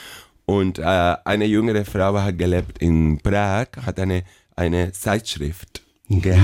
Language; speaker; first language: German; non-native, fluent; Spanish